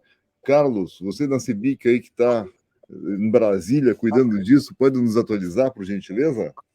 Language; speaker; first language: Portuguese; native; Portuguese